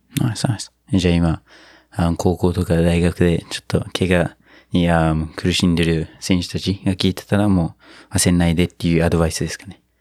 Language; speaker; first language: Japanese; non-native, fluent; English